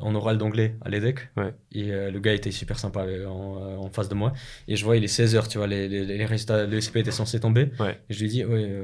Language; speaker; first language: French; non-native, fluent; Russian